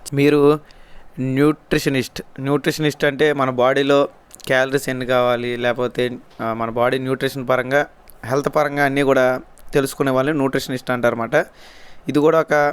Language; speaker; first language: Telugu; native; Telugu